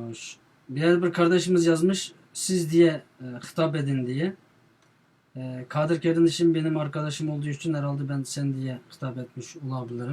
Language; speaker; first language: Turkish; non-native, fluent; Uyghur